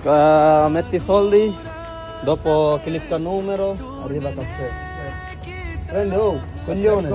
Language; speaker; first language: Italian; non-native, learner; Bangla